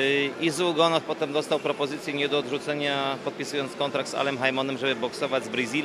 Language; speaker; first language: Polish; native; Polish